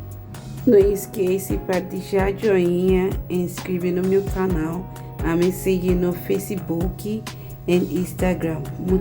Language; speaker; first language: Portuguese; non-native, learner; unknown